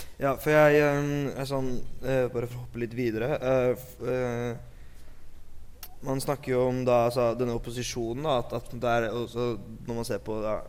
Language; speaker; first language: Norwegian; native; Norwegian